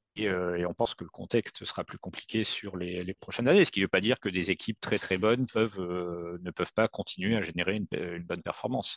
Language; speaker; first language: French; native; French